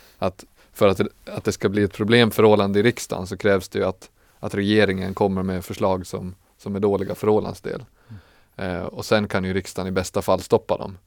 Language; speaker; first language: Swedish; native; Swedish